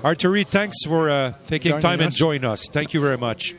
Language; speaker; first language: English; non-native, fluent; French